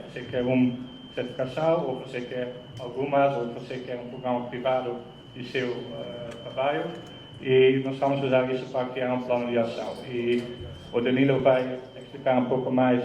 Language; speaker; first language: Portuguese; non-native, fluent; Dutch